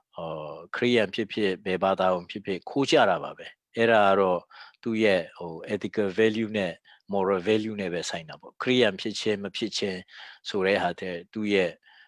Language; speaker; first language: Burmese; non-native, local second language; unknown